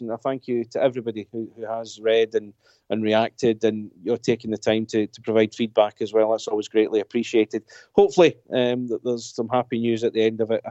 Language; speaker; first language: English; native; English